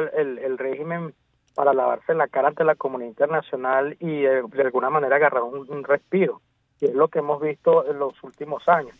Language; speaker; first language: Spanish; native; Spanish